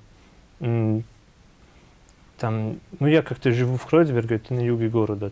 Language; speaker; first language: Russian; non-native, fluent; German